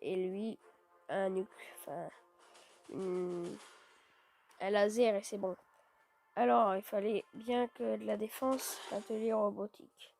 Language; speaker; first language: French; native; French